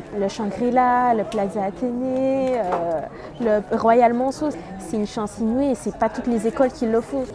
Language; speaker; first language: French; native; French